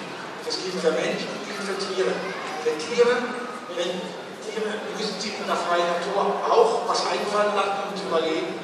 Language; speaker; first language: German; native; German